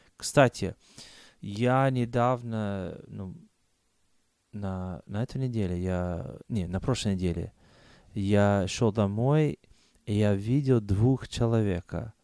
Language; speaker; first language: Russian; non-native, fluent; English